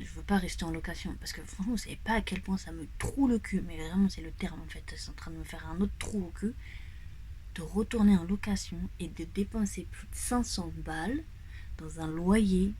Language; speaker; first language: French; native; French